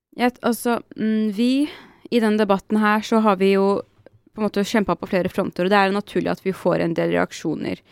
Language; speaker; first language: Norwegian; early bilingual, other home language; Arabic